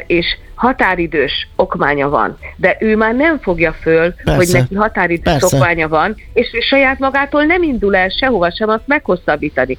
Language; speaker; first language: Hungarian; native; Hungarian